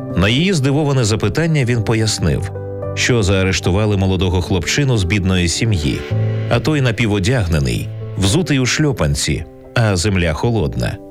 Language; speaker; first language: Ukrainian; native; Ukrainian